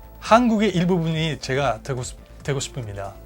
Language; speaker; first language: Korean; non-native, learner; Japanese